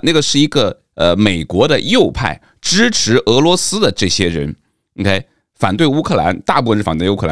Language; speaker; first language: Chinese; native; Chinese